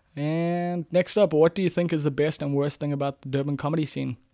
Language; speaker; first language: English; native; English